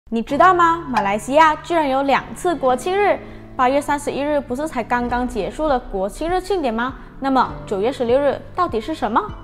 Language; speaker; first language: Chinese; native; Chinese